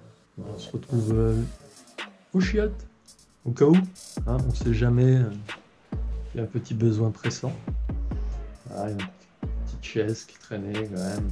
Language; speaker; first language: French; native; French